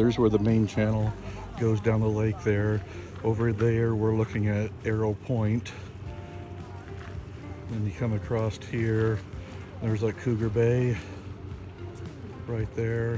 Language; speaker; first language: English; native; English